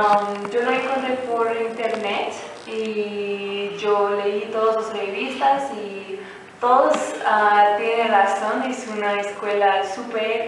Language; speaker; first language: Spanish; non-native, learner; English